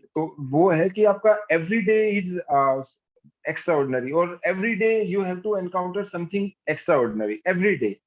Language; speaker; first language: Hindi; native; Hindi